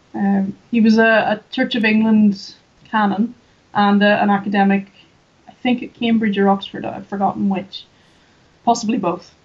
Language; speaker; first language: English; native; English